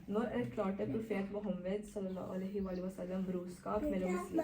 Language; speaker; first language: Norwegian; early bilingual, other home language; Urdu